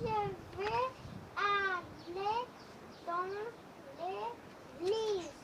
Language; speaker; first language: French; non-native, learner; Haitian Creole